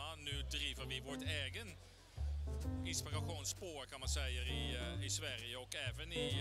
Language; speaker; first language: Swedish; non-native, fluent; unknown